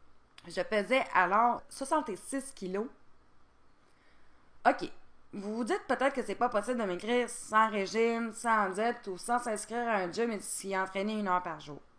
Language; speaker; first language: French; native; French